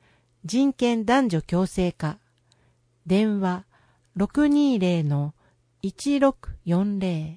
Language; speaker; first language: Japanese; native; Japanese